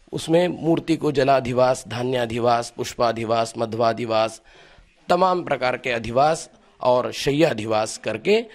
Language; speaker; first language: Hindi; native; Hindi